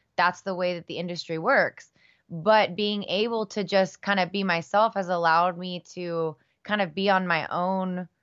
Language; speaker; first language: English; early bilingual, other home language; Spanish